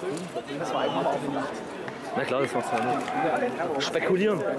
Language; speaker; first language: German; native; German